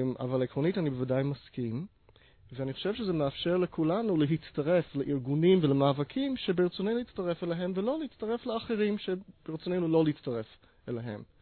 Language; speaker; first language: Hebrew; non-native, fluent; English